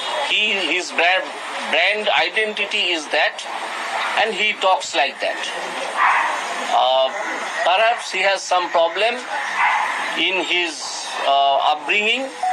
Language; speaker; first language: English; non-native, local second language; Bangla